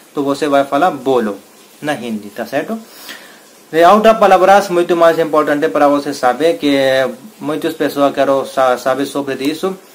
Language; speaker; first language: Portuguese; non-native, learner; Hindi